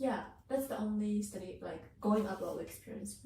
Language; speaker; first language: English; non-native, learner; Japanese